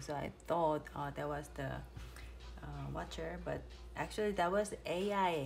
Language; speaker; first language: English; non-native, fluent; Korean